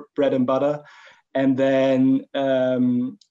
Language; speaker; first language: English; non-native, fluent; German